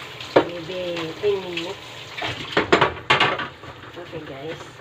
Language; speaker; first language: English; non-native, learner; Filipino